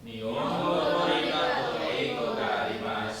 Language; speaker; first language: Japanese; non-native, learner; Indonesian